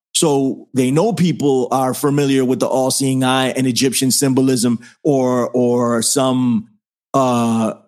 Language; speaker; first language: English; native; English